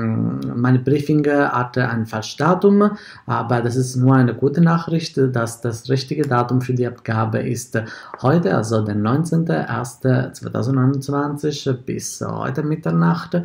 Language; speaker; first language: German; non-native, fluent; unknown